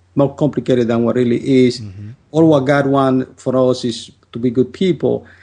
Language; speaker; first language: English; non-native, fluent; Spanish